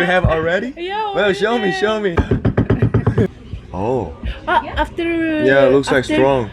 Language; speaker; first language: English; non-native, learner; Korean